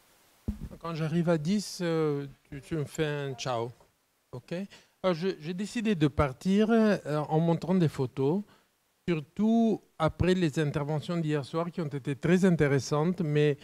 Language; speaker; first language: French; non-native, fluent; Italian